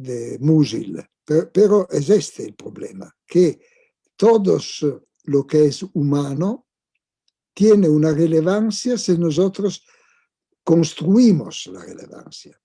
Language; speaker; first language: Spanish; non-native, fluent; Italian